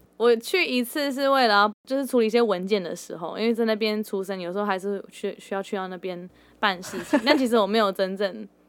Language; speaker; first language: Chinese; early bilingual, heritage; Chinese